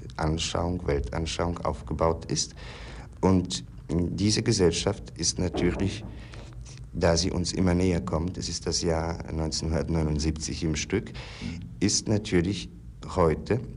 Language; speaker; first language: German; non-native, fluent; Polish